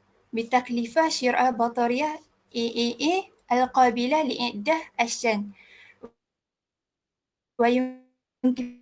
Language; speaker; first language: Arabic; non-native, learner; Malay